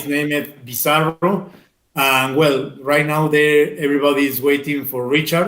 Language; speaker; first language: English; non-native, fluent; Spanish